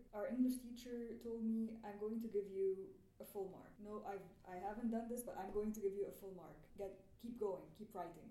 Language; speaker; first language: English; non-native, fluent; Arabic